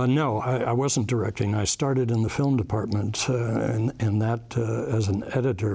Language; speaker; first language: English; native; English